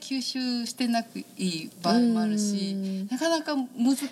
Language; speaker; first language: Japanese; native; Japanese